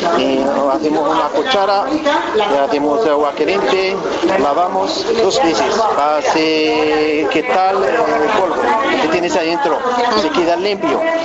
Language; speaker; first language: Spanish; non-native, learner; Arabic